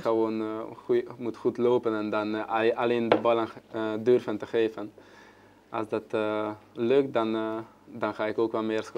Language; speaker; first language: Dutch; non-native, learner; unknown